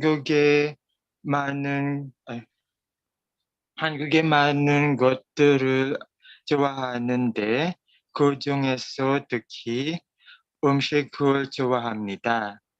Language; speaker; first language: Korean; non-native, learner; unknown